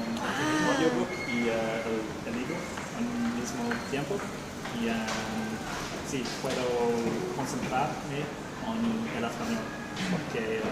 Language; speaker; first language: Spanish; non-native, learner; English